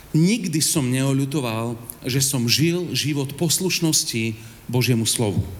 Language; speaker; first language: Slovak; native; Slovak